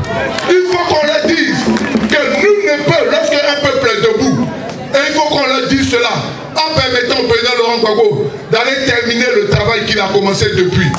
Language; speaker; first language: French; native; French